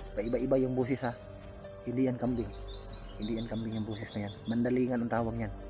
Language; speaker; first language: Filipino; non-native, local second language; Cebuano